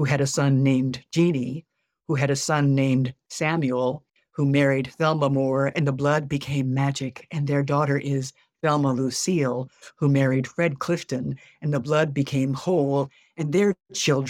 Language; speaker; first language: English; native; English